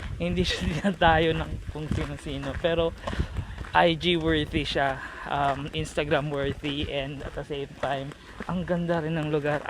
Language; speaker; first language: Filipino; native; Filipino